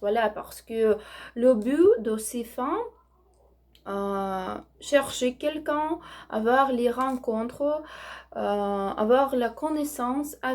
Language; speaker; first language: French; non-native, learner; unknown